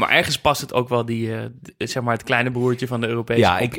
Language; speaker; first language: Dutch; native; Dutch